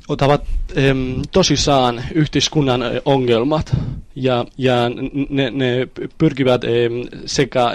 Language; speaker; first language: Finnish; non-native, fluent; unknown